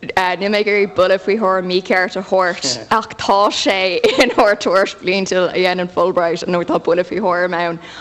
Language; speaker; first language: Irish; native; Irish